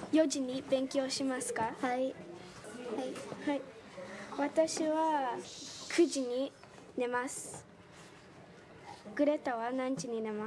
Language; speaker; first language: Japanese; non-native, learner; English